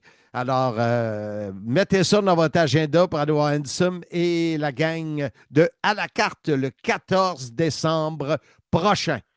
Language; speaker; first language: French; native; French